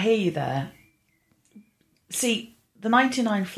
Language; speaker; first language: English; native; English